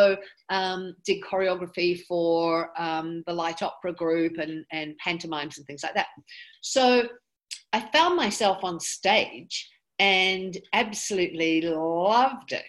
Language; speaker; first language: English; native; English